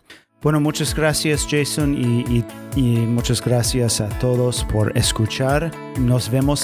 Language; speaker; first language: Spanish; non-native, fluent; English